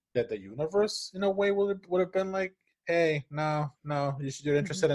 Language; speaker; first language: English; non-native, fluent; Spanish